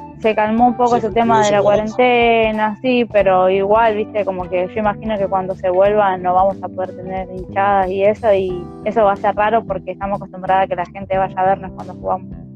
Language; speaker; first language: Spanish; native; Spanish